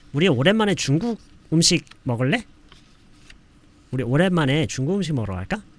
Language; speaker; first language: Korean; native; Korean